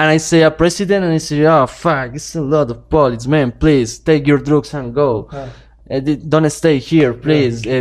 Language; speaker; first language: English; non-native, learner; Spanish